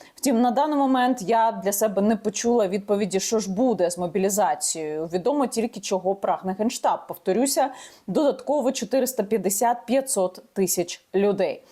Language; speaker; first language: Ukrainian; native; Ukrainian